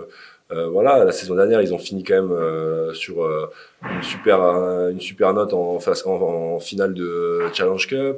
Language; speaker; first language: French; native; French